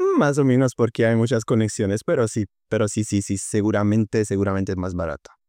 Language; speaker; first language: Spanish; non-native, fluent; Italian